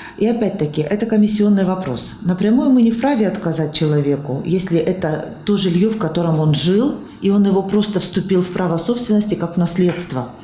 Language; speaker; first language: Russian; native; Russian